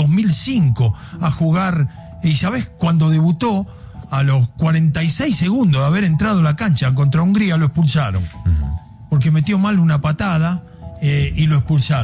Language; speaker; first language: Spanish; native; Spanish